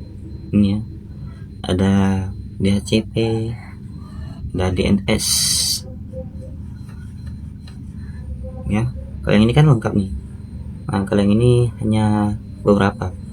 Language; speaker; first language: Indonesian; native; Indonesian